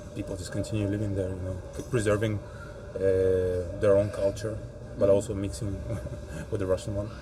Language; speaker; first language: English; non-native, fluent; Russian